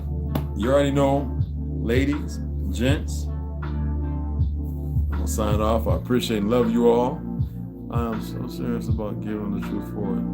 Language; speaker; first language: English; native; English